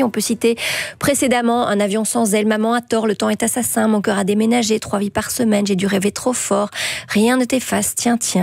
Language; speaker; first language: French; native; French